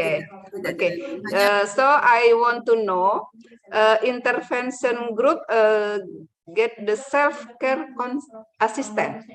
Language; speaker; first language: English; non-native, learner; Indonesian